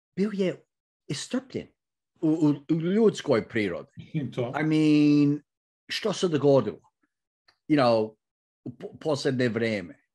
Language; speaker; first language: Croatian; early bilingual, heritage; Croatian